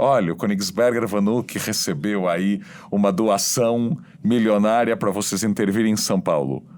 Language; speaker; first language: Portuguese; native; Portuguese